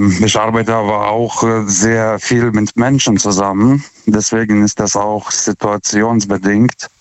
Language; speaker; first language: German; non-native, fluent; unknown